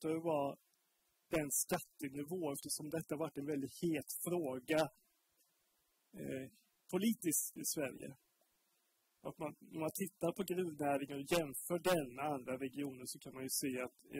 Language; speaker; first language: Swedish; native; Swedish